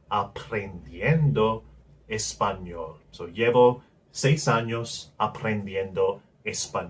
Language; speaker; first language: Spanish; non-native, learner; English